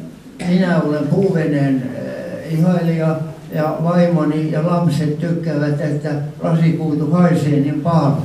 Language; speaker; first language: Finnish; non-native, local second language; Swedish